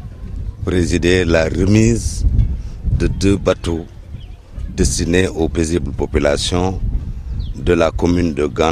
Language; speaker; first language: French; non-native, local second language; Wolof